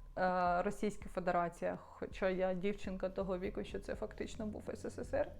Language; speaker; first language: Ukrainian; non-native, local second language; Russian